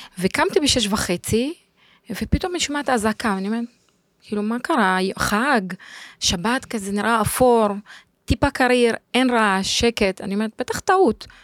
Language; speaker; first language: Hebrew; non-native, local second language; Arabic